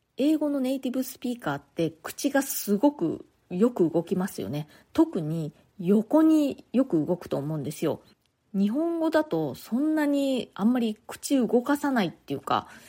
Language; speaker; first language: Japanese; native; Japanese